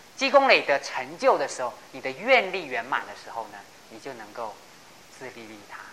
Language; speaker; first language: Chinese; non-native, local second language; Hakka Chinese